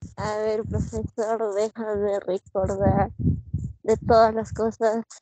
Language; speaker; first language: Spanish; native; Spanish